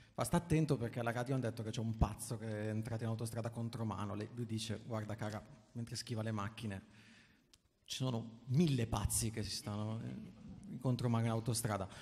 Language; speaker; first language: Italian; native; Italian